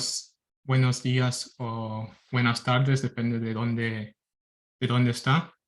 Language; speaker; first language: Spanish; early bilingual, heritage; Spanish